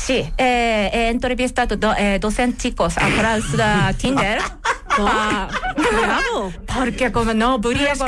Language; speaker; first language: Catalan; non-native, learner; Japanese